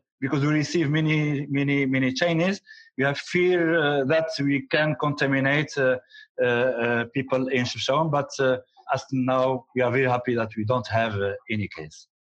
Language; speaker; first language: English; non-native, learner; Arabic